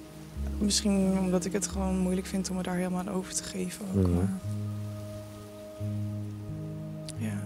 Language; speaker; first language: Dutch; native; Dutch